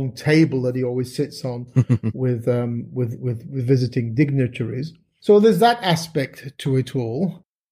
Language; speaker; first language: English; native; English